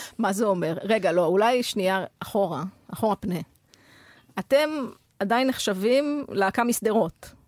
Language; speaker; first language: Hebrew; native; Hebrew